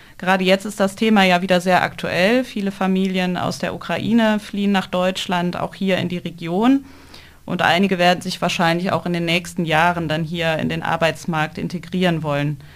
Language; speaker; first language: German; native; German